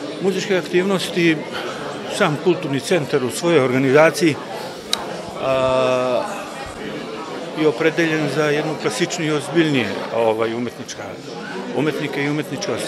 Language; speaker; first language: Serbian; native; Serbian